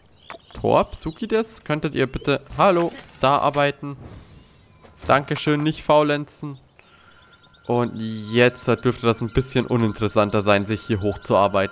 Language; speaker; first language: German; native; German